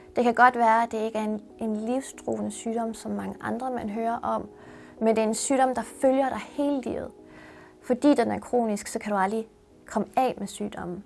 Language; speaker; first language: Danish; early bilingual, other home language; Persian